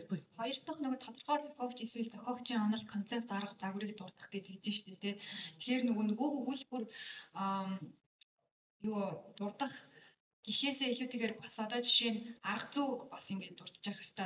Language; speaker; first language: Mongolian; native; Mongolian